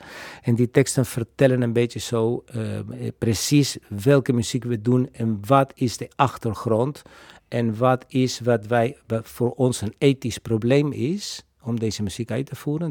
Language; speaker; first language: Dutch; non-native, fluent; Spanish